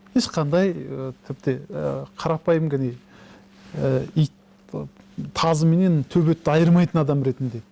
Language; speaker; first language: Kazakh; early bilingual, heritage; Kazakh